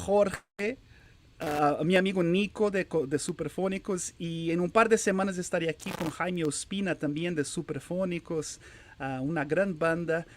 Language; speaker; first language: Spanish; non-native, fluent; Portuguese